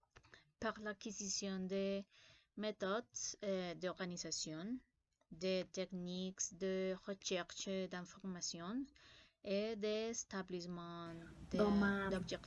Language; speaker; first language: French; non-native, learner; Spanish